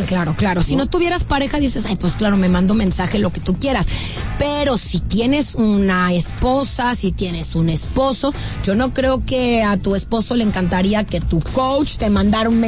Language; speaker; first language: Spanish; native; Spanish